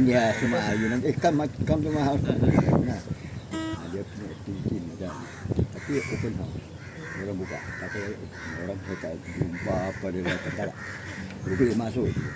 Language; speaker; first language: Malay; non-native, local second language; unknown